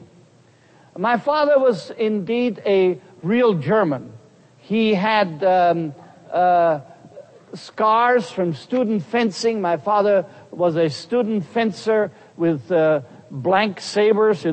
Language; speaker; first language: English; non-native, fluent; German